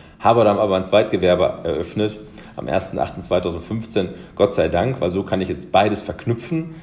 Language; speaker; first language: German; early bilingual, other home language; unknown